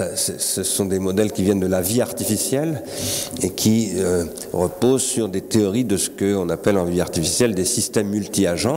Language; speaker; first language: French; native; French